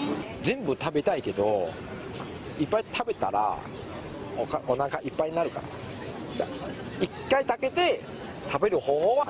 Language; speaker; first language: Japanese; non-native, fluent; Chinese